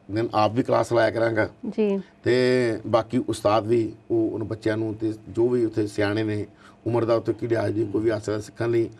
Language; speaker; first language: Punjabi; native; Punjabi